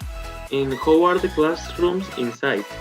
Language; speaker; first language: English; non-native, learner; Spanish